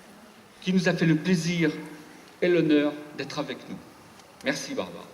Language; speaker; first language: French; native; French